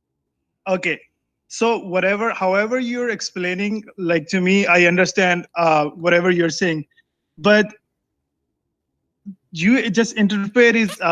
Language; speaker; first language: English; non-native, fluent; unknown